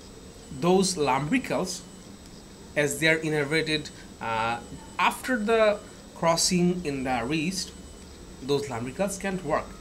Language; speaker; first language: English; non-native, local second language; Bangla